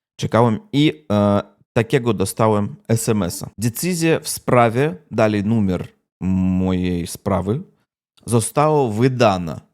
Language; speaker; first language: Polish; non-native, learner; Russian